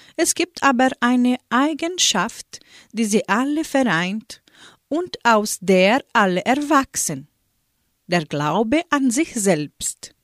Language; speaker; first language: German; early bilingual, heritage; German